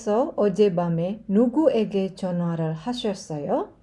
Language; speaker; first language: Korean; non-native, fluent; Indonesian